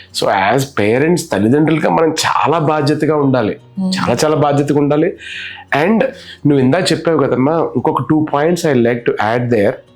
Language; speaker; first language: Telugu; native; Telugu